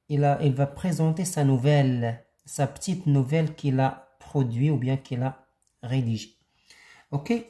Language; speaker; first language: French; non-native, local second language; Arabic